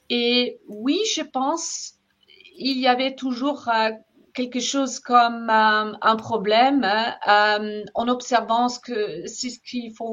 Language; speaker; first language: French; non-native, fluent; German